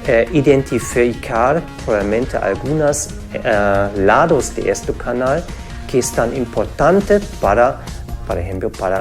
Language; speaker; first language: Spanish; non-native, fluent; German